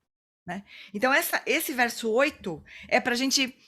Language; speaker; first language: Portuguese; native; Portuguese